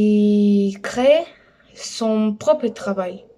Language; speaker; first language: French; non-native, learner; Spanish